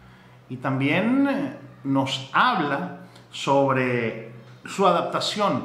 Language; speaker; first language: Spanish; native; Spanish